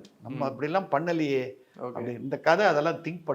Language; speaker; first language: Tamil; native; Tamil